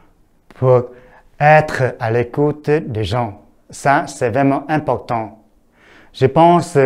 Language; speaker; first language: French; non-native, fluent; Vietnamese